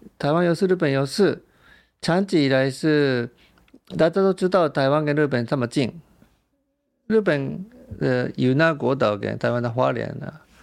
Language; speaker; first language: Chinese; non-native, fluent; Japanese